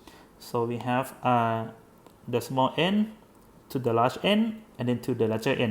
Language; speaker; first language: English; non-native, fluent; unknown